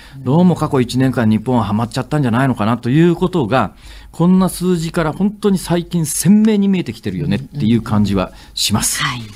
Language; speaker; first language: Japanese; native; Japanese